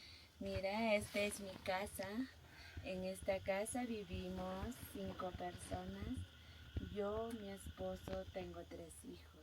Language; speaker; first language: Spanish; non-native, local second language; Aymara